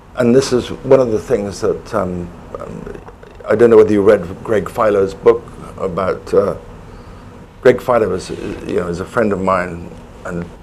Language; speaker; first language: English; native; English